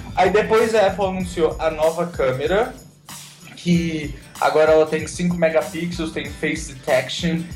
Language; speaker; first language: Portuguese; native; Portuguese